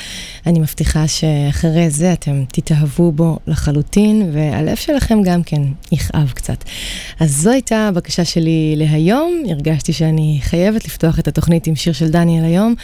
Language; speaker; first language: Hebrew; native; Hebrew